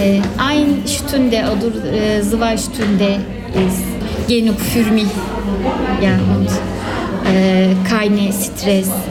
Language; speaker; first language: German; non-native, learner; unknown